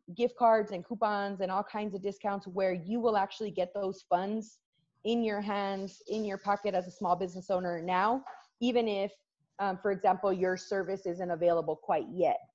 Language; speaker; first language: English; early bilingual, other home language; Spanish